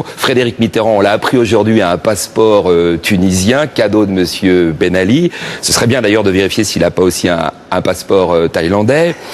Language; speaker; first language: French; native; French